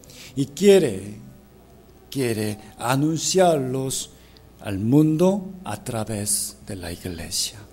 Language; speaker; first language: Spanish; non-native, fluent; Korean